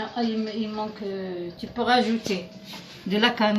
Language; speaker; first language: French; non-native, local second language; Arabic